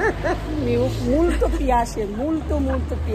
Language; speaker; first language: Italian; non-native, learner; Bangla